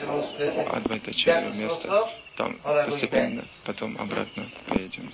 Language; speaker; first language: Russian; non-native, learner; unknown